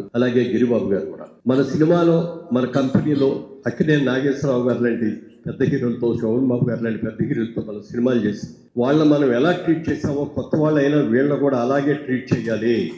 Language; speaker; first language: Telugu; native; Telugu